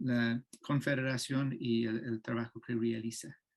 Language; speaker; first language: Spanish; non-native, fluent; English